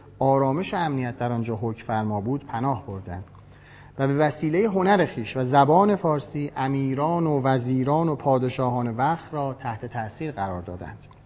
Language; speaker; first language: Persian; native; Persian